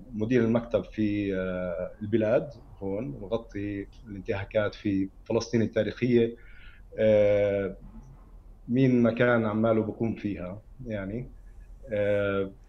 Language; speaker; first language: Arabic; native; Arabic